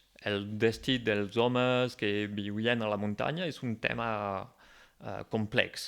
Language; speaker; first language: Catalan; non-native, local second language; French